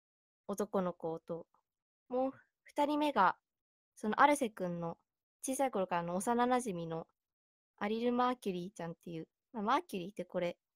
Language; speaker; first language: Japanese; native; Japanese